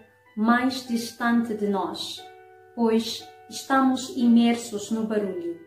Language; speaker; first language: Portuguese; non-native, fluent; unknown